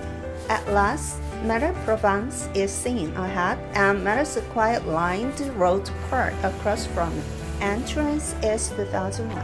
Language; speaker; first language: English; non-native, fluent; Korean